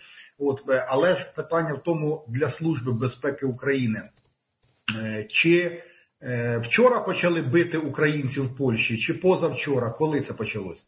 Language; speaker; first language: Ukrainian; native; Ukrainian